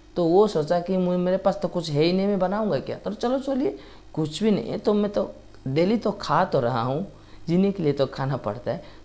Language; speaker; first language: Hindi; non-native, local second language; Odia